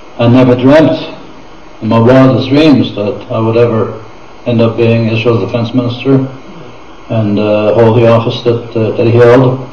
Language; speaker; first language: English; non-native, fluent; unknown